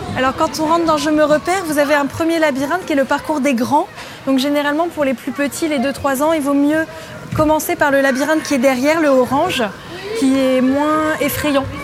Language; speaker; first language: French; native; French